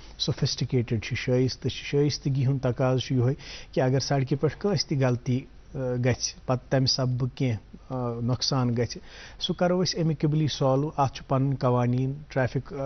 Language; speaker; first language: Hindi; non-native, local second language; Kashmiri